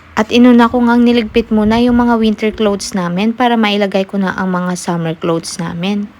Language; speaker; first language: Filipino; native; Filipino